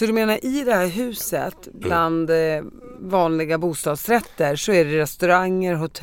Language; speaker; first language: Swedish; native; Swedish